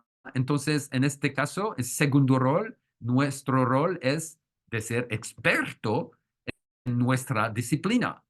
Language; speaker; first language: Spanish; non-native, fluent; French